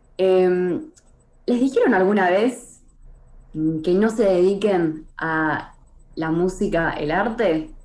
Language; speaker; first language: Spanish; native; Spanish